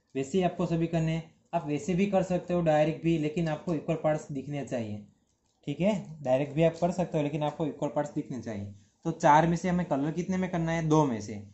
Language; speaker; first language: Hindi; non-native, local second language; Gujarati